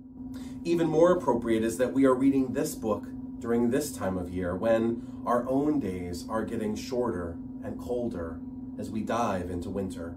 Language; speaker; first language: English; native; English